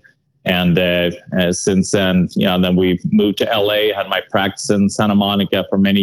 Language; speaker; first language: English; non-native, fluent; Swedish